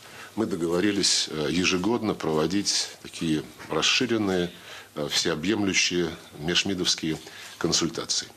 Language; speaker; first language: Russian; native; Russian